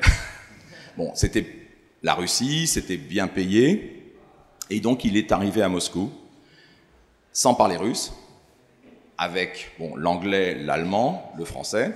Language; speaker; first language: French; native; French